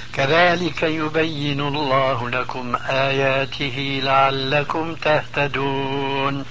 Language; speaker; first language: Arabic; native; Arabic